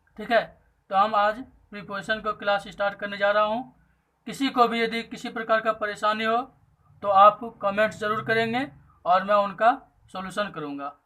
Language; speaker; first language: Hindi; native; Hindi